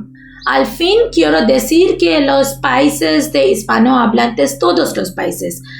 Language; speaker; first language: Spanish; non-native, learner; Bangla